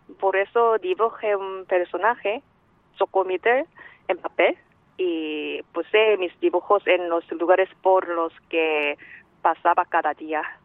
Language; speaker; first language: Spanish; non-native, fluent; Korean